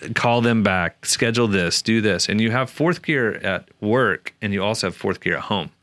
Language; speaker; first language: English; native; English